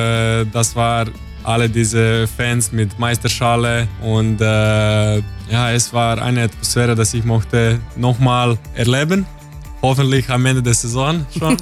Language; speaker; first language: German; non-native, learner; Croatian